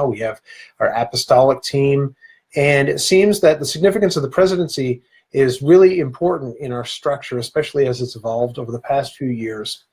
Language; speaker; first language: English; native; English